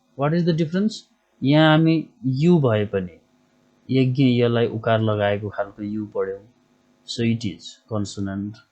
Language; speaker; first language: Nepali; native; Nepali